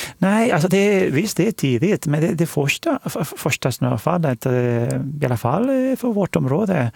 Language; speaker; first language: Swedish; non-native, fluent; Spanish